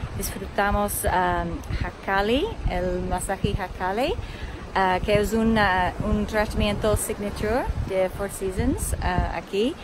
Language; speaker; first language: Spanish; non-native, fluent; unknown